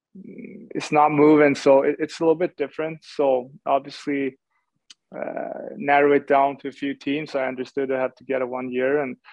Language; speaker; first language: English; non-native, fluent; Swedish